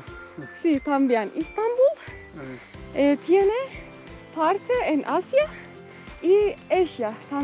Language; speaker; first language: Spanish; non-native, learner; Turkish